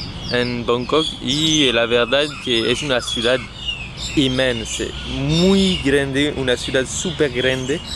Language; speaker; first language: Spanish; non-native, fluent; French